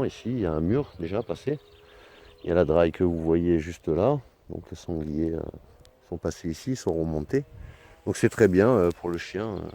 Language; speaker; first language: French; native; French